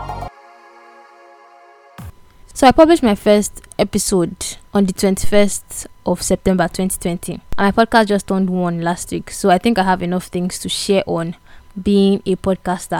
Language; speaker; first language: English; non-native, local second language; Igbo